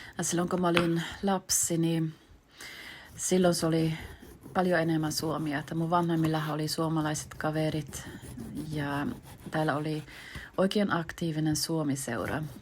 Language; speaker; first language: Finnish; early bilingual, heritage; Finnish